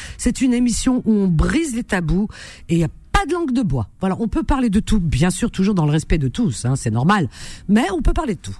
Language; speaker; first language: French; native; French